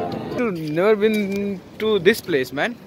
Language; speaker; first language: English; non-native, local second language; Hindi